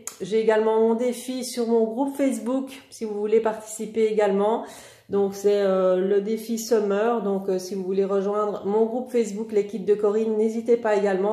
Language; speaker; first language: French; native; French